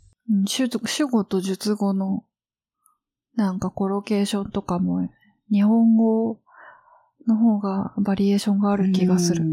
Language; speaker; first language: Japanese; native; Japanese